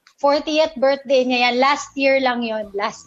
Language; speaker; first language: Filipino; native; Filipino